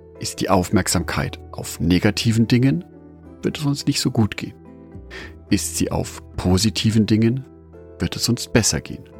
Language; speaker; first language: German; native; German